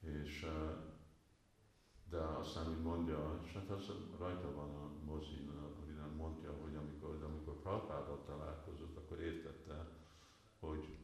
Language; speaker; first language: Hungarian; early bilingual, heritage; Hungarian